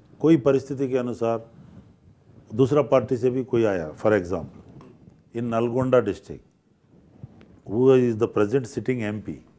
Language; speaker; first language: Hindi; non-native, local second language; Telugu